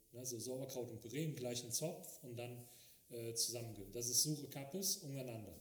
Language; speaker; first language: German; native; German